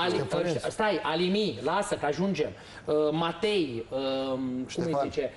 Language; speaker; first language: Romanian; native; Romanian